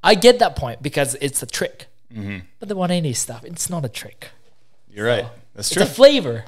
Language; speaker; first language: English; non-native, fluent; Japanese